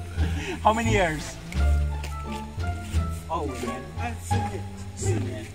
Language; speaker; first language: Chinese; non-native, learner; Filipino